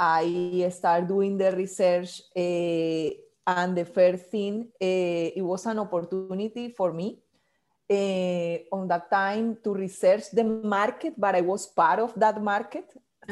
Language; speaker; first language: English; non-native, fluent; Spanish